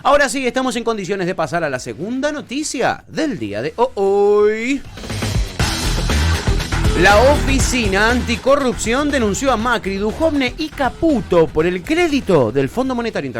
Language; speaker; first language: Spanish; native; Spanish